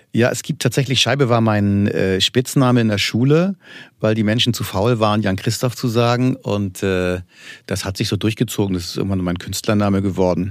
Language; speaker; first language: German; native; German